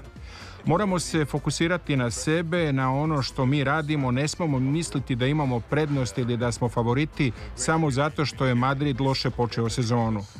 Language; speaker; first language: Serbian; native; Serbian